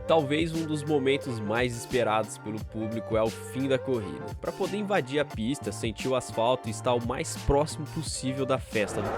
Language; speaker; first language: Portuguese; native; Portuguese